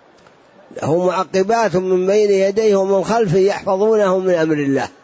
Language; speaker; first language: Arabic; native; Arabic